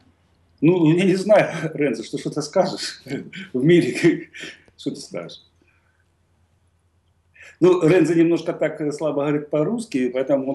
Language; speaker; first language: Russian; native; Russian